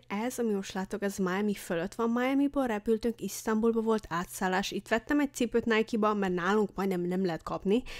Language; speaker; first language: Hungarian; early bilingual, heritage; Hungarian